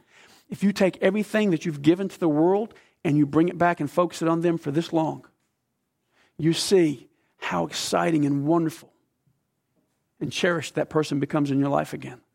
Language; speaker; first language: English; native; English